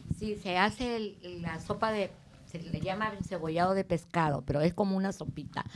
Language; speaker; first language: Spanish; native; Spanish